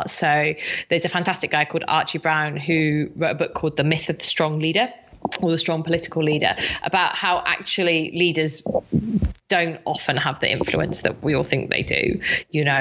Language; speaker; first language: English; native; English